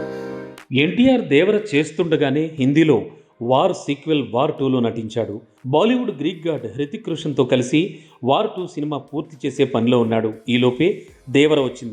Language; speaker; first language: Telugu; native; Telugu